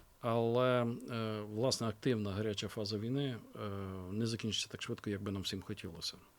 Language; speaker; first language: Ukrainian; native; Ukrainian